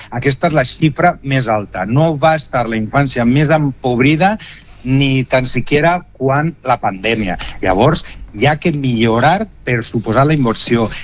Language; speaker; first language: Catalan; non-native, local second language; Spanish